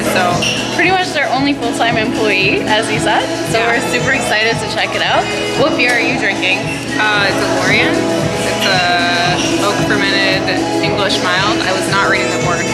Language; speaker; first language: English; native; English